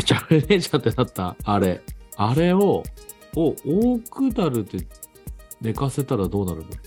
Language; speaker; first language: Japanese; native; Japanese